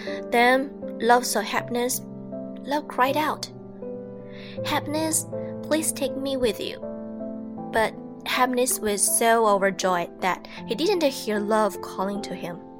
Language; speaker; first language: English; non-native, fluent; Chinese